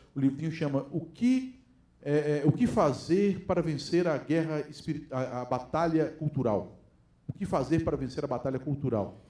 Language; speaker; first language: Portuguese; native; Portuguese